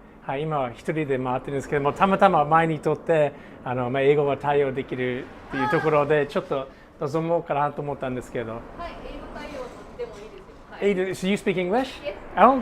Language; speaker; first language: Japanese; non-native, learner; English